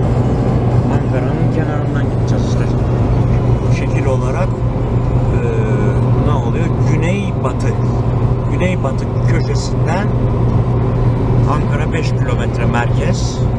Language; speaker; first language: Turkish; native; Turkish